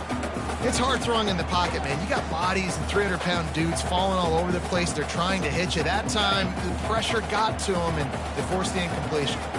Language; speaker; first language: English; native; English